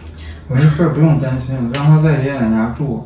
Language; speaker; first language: Chinese; native; Chinese